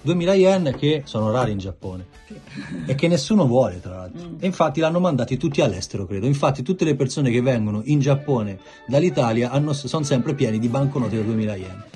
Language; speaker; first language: Italian; native; Italian